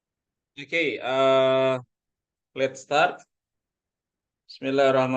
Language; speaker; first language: English; non-native, fluent; Indonesian